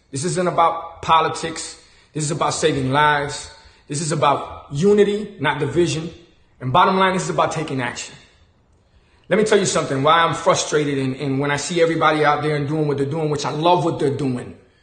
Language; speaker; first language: English; early bilingual, other home language; Spanish